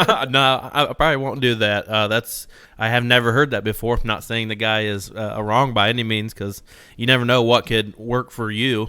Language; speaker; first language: English; native; English